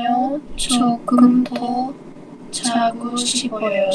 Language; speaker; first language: Korean; non-native, learner; Indonesian